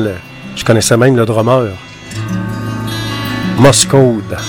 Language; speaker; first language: French; native; French